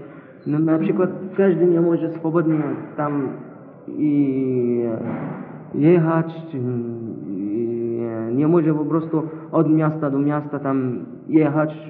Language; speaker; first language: Polish; non-native, local second language; Arabic